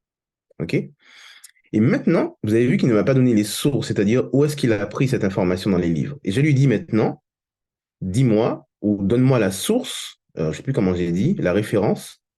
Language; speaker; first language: French; native; French